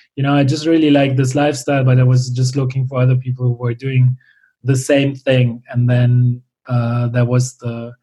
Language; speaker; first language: English; non-native, fluent; German